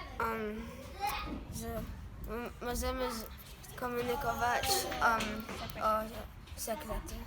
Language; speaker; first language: Polish; early bilingual, heritage; Polish